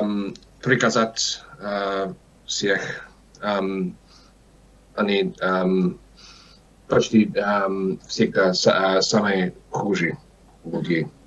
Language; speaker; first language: Russian; non-native, learner; English